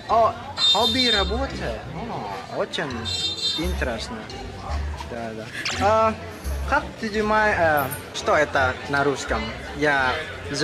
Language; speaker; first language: Russian; non-native, learner; Indonesian